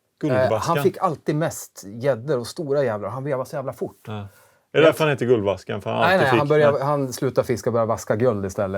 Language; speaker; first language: Swedish; native; Swedish